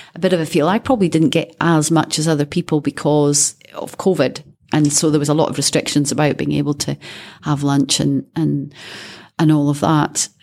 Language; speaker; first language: English; native; English